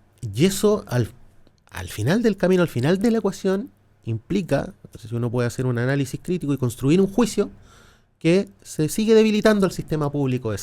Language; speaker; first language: Spanish; native; Spanish